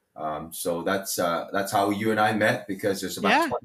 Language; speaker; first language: English; early bilingual, other home language; Chinese